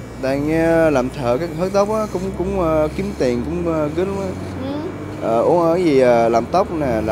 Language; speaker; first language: Vietnamese; early bilingual, heritage; Vietnamese